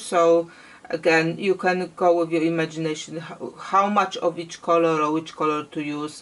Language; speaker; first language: English; non-native, fluent; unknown